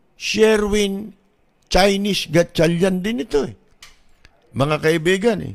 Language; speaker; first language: Filipino; native; Filipino